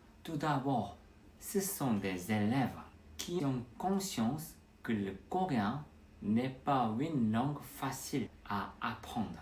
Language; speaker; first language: French; non-native, fluent; Korean